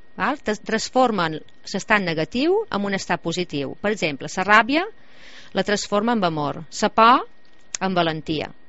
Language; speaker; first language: Catalan; native; Catalan